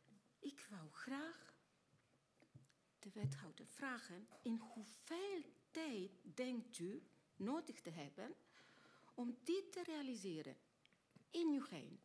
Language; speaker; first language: Dutch; non-native, learner; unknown